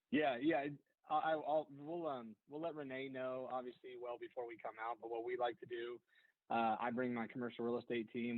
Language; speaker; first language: English; native; English